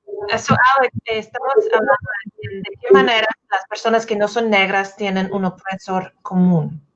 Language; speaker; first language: Spanish; non-native, fluent; English